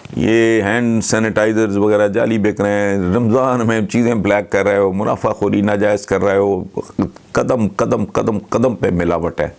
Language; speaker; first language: Urdu; non-native, local second language; Punjabi